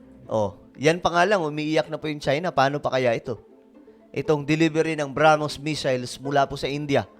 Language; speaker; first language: Filipino; native; Filipino